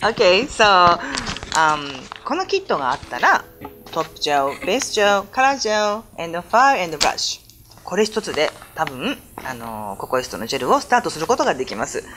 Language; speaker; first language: Japanese; native; Japanese